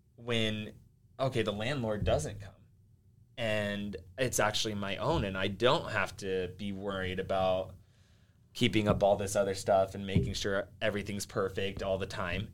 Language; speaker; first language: English; early bilingual, other home language; Finnish